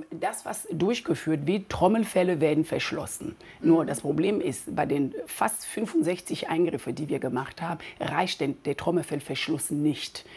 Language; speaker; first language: German; non-native, fluent; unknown